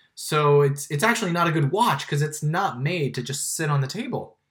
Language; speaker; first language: English; native; English